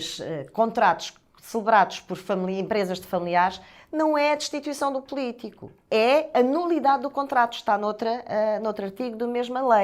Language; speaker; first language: Portuguese; native; Portuguese